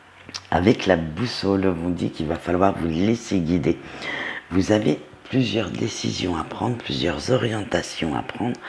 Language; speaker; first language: French; native; French